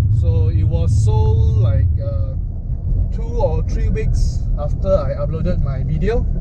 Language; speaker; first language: English; non-native, local second language; Min Nan Chinese